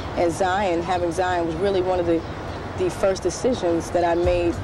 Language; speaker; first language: English; native; English